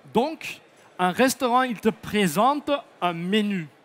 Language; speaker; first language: French; non-native, fluent; Dutch